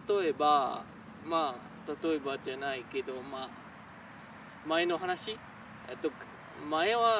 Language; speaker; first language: Japanese; non-native, learner; French